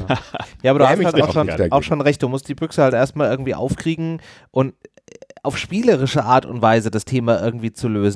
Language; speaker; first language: German; native; German